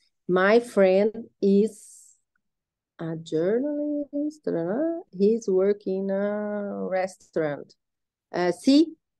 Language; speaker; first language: English; non-native, learner; Portuguese